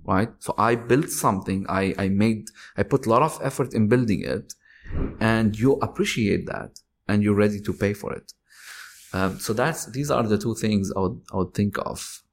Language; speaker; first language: English; non-native, fluent; Arabic